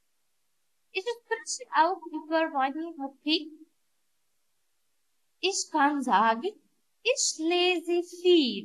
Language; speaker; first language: German; non-native, learner; Arabic